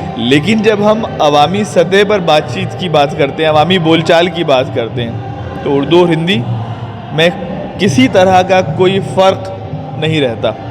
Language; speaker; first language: Urdu; native; Urdu